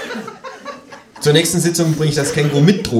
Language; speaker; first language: German; native; German